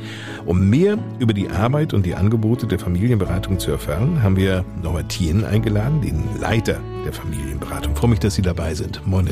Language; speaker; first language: German; native; German